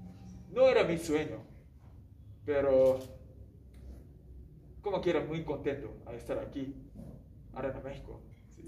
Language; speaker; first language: Spanish; non-native, learner; Japanese